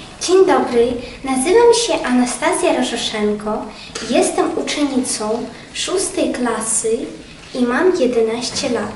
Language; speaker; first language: Polish; non-native, learner; Ukrainian